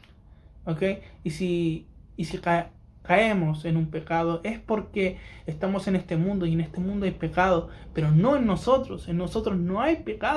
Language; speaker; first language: Spanish; native; Spanish